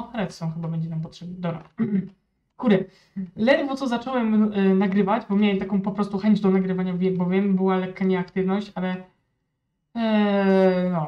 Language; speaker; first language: Polish; native; Polish